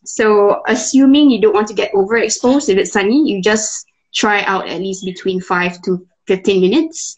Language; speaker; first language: English; non-native, local second language; Malay